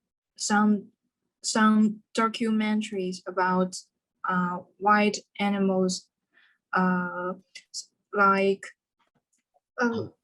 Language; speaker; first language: English; non-native, learner; Chinese